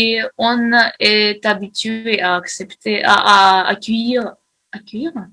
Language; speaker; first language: French; non-native, fluent; Russian